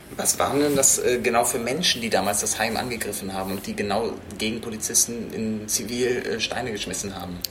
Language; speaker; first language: German; native; German